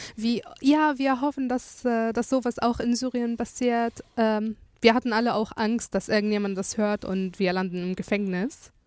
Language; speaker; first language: German; non-native, fluent; Arabic